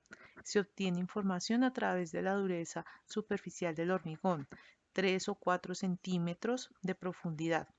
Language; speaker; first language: Spanish; native; Spanish